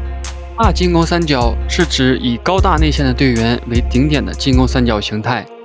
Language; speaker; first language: Chinese; native; Chinese